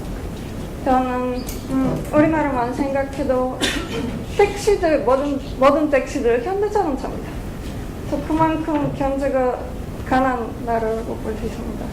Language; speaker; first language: Korean; non-native, fluent; Bulgarian